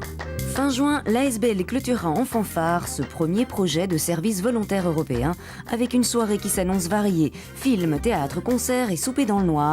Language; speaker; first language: French; native; French